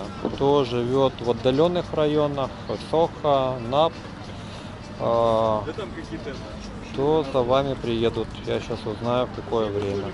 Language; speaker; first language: Russian; native; Russian